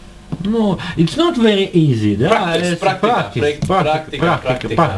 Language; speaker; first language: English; non-native, learner; Russian